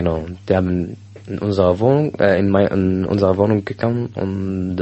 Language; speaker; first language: German; non-native, learner; Arabic